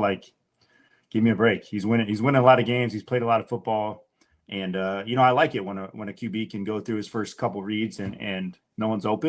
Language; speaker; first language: English; native; English